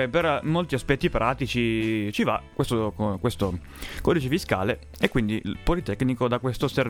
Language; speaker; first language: Italian; native; Italian